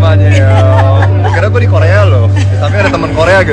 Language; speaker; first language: Indonesian; native; Indonesian